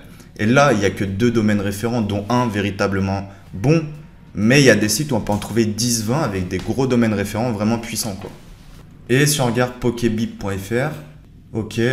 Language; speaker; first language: French; native; French